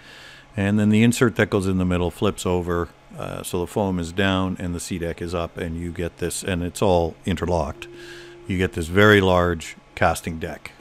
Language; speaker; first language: English; native; English